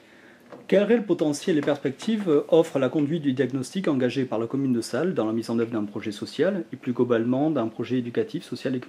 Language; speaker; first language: French; native; French